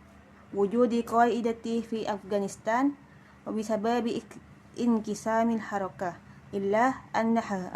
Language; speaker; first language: Arabic; non-native, learner; Indonesian